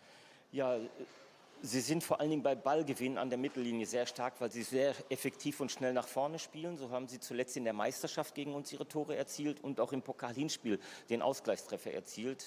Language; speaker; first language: German; native; German